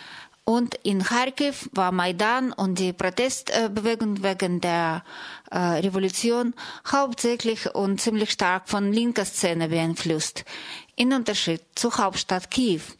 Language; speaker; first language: German; non-native, fluent; Russian